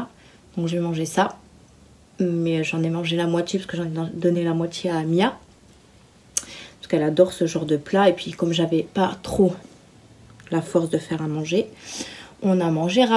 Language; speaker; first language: French; native; French